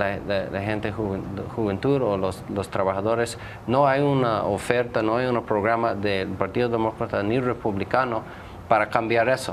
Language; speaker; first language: Spanish; non-native, fluent; English